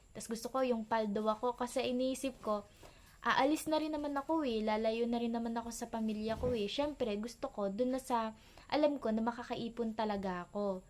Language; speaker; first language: Filipino; native; Filipino